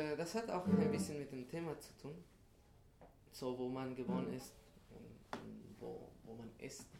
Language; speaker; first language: German; non-native, fluent; Spanish